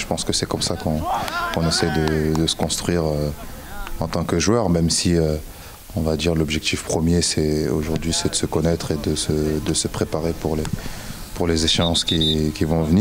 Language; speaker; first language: French; native; French